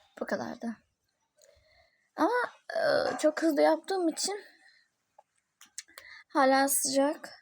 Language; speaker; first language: Turkish; native; Turkish